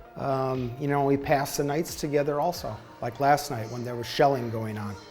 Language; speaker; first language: English; native; English